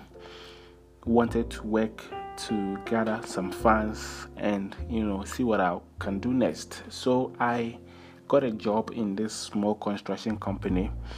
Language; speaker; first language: English; non-native, local second language; Akan